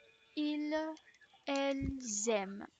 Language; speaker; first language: French; non-native, fluent; Spanish